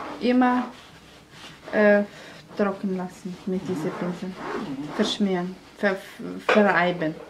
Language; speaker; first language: German; non-native, learner; Russian